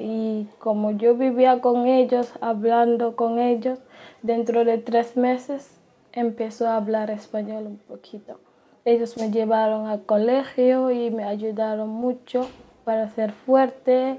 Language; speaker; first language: Spanish; non-native, learner; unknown